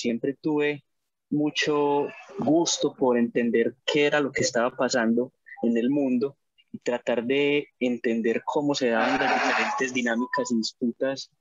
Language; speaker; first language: Spanish; native; Spanish